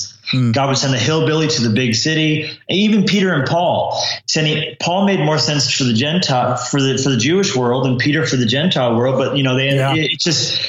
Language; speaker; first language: English; native; English